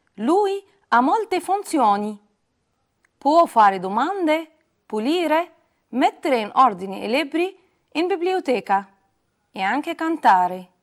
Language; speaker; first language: Italian; non-native, fluent; Arabic